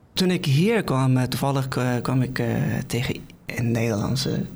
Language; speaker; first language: Dutch; non-native, fluent; Persian